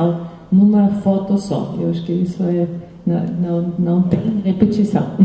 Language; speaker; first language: Portuguese; non-native, fluent; German